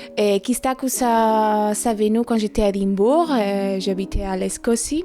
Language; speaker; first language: French; non-native, fluent; Spanish